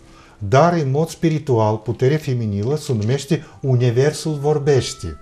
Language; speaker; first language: Romanian; non-native, fluent; Russian